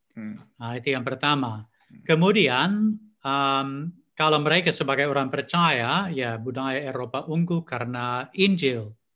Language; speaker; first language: Indonesian; non-native, fluent; English